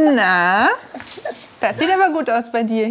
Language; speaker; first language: German; native; German